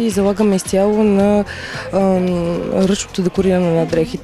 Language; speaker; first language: Bulgarian; native; Bulgarian